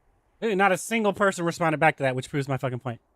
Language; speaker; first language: English; native; English